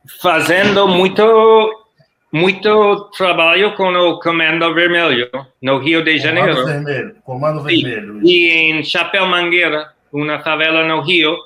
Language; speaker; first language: Portuguese; non-native, learner; English